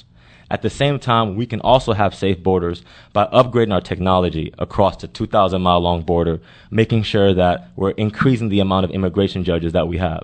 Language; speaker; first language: English; native; English